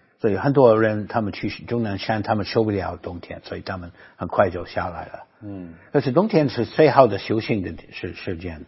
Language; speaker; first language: Chinese; non-native, fluent; English